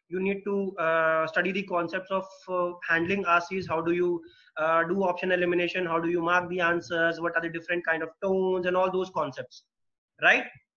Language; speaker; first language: English; non-native, local second language; Hindi